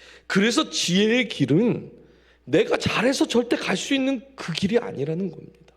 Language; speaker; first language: Korean; native; Korean